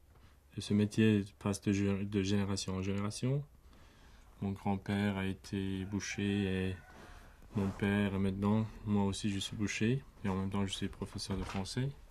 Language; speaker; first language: French; non-native, fluent; Uzbek